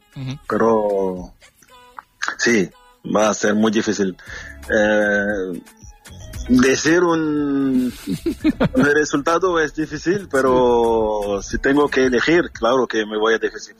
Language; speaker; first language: Spanish; non-native, fluent; French